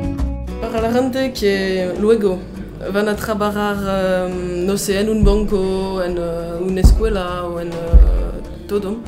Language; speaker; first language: Spanish; non-native, learner; French